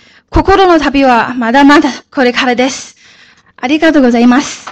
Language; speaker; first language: Japanese; early bilingual, other home language; Chinese